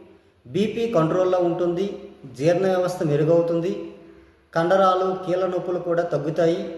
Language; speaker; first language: Telugu; native; Telugu